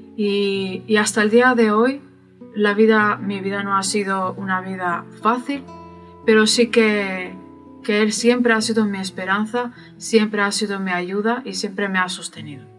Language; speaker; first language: Spanish; non-native, fluent; Bulgarian